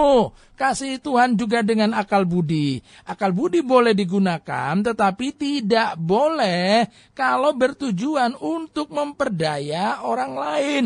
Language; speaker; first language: Indonesian; native; Indonesian